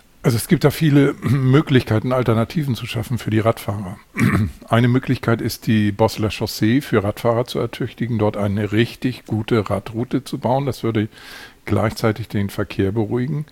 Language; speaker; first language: German; native; German